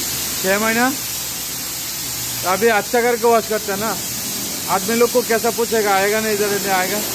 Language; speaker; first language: Hindi; non-native, learner; Bangla